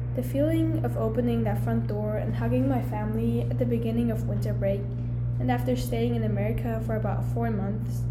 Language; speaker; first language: English; early bilingual, other home language; German